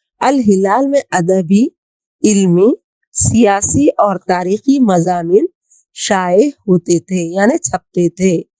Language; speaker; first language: Urdu; native; Urdu